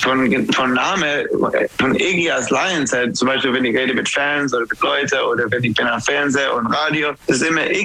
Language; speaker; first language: German; non-native, learner; English